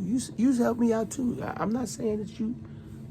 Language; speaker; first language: English; native; English